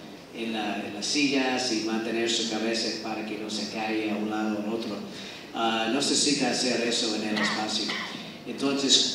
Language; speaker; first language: Spanish; non-native, fluent; English